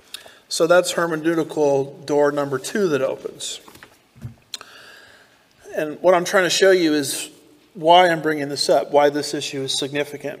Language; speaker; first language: English; native; English